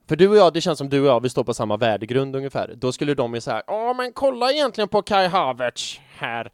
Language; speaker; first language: Swedish; native; Swedish